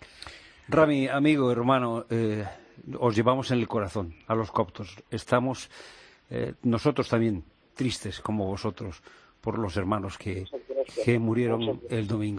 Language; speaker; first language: Spanish; native; Spanish